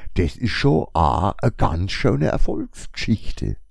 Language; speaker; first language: German; native; German